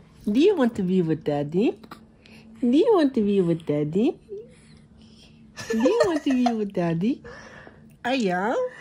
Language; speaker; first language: English; non-native, local second language; Cebuano